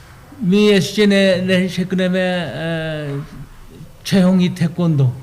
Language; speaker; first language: Czech; non-native, learner; Korean